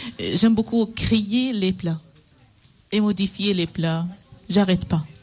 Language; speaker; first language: French; non-native, learner; Arabic